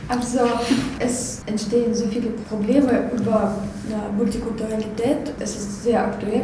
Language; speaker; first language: German; non-native, fluent; Russian